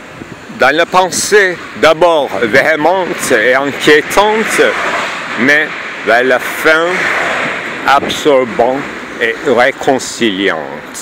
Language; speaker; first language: French; non-native, fluent; Turkish